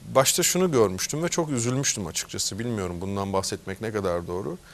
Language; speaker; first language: Turkish; native; Turkish